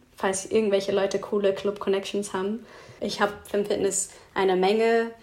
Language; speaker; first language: German; non-native, fluent; English